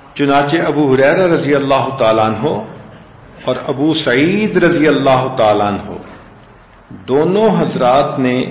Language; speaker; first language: Urdu; non-native, local second language; Punjabi